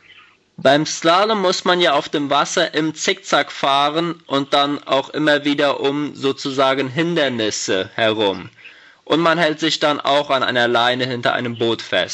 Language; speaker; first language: German; native; German